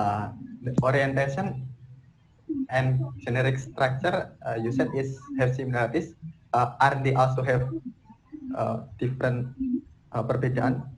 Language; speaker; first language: English; non-native, learner; Indonesian